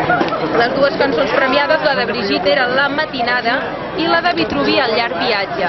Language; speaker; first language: Catalan; native; Catalan